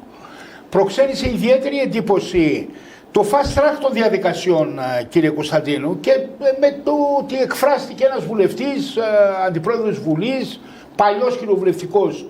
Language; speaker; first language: Greek; native; Greek